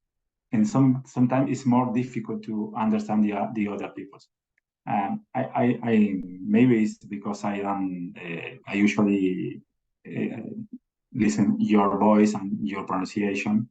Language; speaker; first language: English; non-native, learner; Spanish